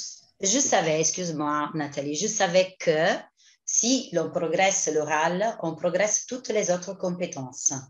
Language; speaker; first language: French; non-native, fluent; Italian